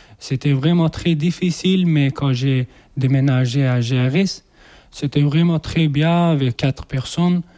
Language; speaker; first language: French; non-native, learner; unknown